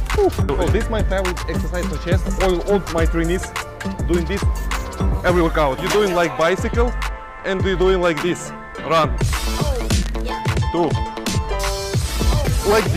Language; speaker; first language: English; non-native, learner; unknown